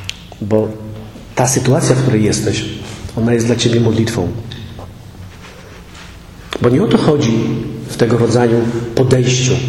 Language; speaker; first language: Polish; native; Polish